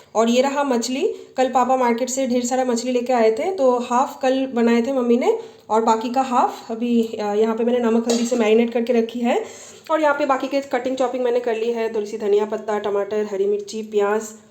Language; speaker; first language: Hindi; non-native, local second language; Bangla